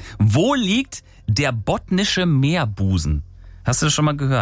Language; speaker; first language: German; native; German